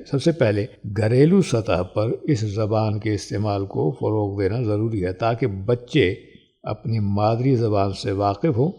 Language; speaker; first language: Urdu; non-native, local second language; Pahari-Potwari